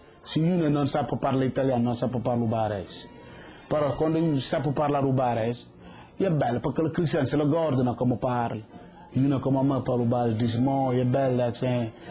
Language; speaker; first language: Italian; non-native, learner; Wolof